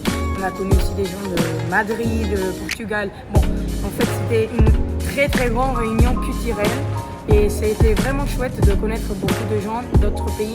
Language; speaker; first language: French; non-native, fluent; Spanish